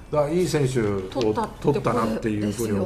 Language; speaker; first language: Japanese; native; Japanese